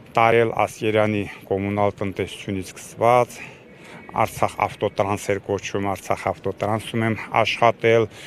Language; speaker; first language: Armenian; native; Armenian